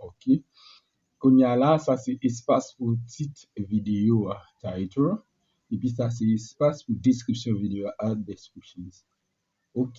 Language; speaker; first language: French; non-native, learner; Haitian Creole